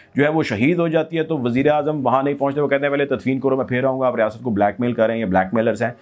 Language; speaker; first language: Urdu; native; Urdu